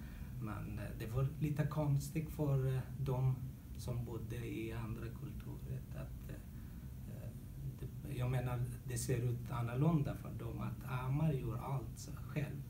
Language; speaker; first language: Swedish; non-native, learner; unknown